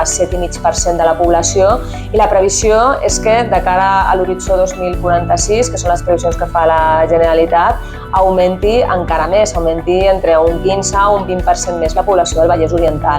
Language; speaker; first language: Catalan; native; Catalan